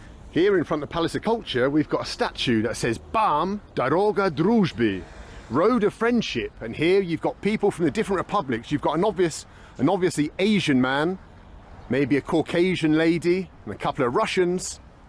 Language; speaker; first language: English; native; English